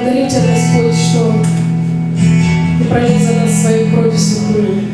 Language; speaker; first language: Russian; native; Russian